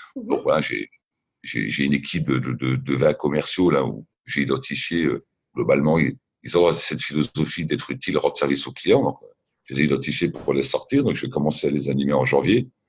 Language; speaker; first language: French; native; French